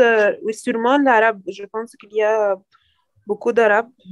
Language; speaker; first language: French; non-native, learner; Arabic